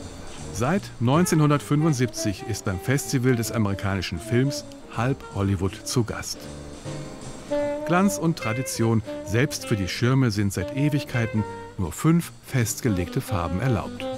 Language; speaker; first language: German; native; German